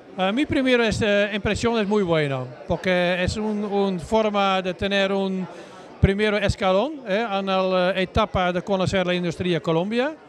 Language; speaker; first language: Spanish; non-native, learner; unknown